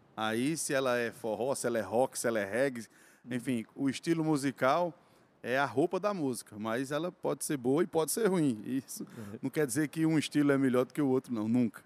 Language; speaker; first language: Portuguese; native; Portuguese